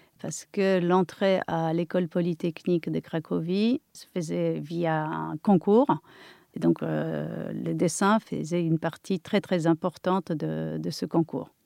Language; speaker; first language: French; non-native, fluent; Polish